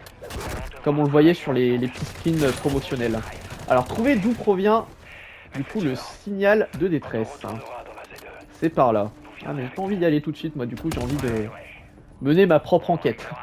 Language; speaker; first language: French; native; French